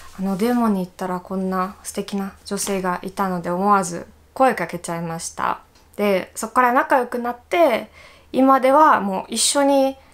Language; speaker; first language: Japanese; non-native, fluent; Russian